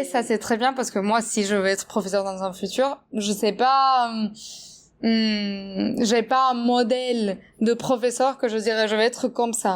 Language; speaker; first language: French; non-native, fluent; Spanish